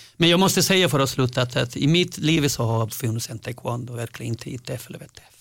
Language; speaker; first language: Swedish; non-native, fluent; Spanish